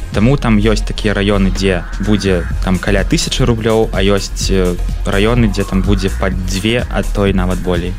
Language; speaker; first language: Belarusian; non-native, local second language; Russian